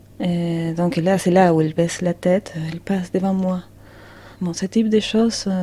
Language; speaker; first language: French; non-native, fluent; Spanish